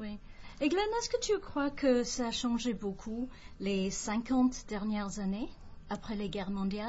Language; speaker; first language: French; non-native, fluent; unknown